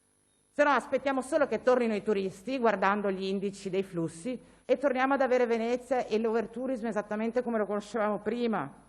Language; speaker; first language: Italian; native; Italian